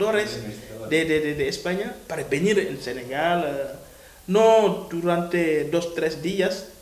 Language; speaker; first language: Spanish; non-native, fluent; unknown